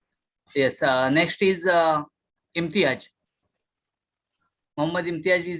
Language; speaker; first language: English; non-native, local second language; Marathi